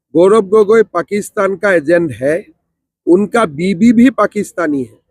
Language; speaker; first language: Hindi; non-native, local second language; Assamese